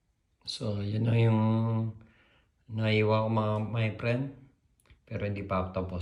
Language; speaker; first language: Filipino; native; Filipino